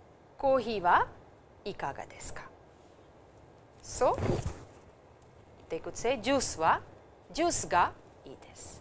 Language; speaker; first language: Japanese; non-native, fluent; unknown